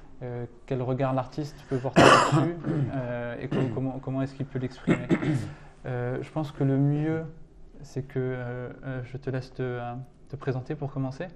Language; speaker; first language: French; native; French